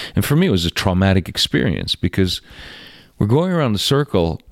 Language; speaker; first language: English; early bilingual, other home language; Russian